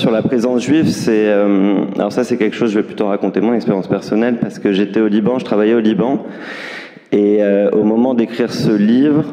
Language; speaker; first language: French; native; French